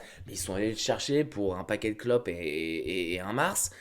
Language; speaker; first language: French; native; French